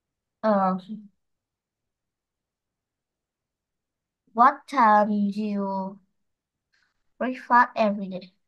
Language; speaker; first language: English; non-native, learner; Vietnamese